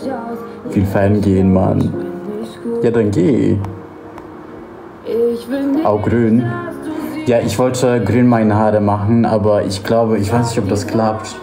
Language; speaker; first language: German; non-native, fluent; Polish